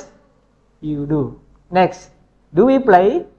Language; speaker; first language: English; non-native, fluent; Indonesian